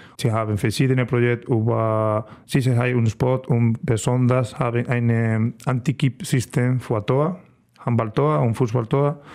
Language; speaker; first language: German; non-native, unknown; Spanish